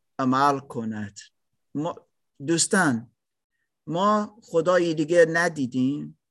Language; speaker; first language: Persian; non-native, fluent; English